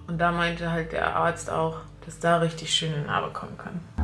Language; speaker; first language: German; native; German